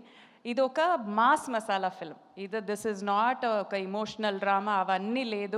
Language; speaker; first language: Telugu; non-native, local second language; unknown